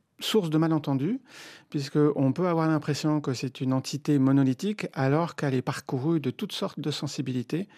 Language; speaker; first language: French; native; French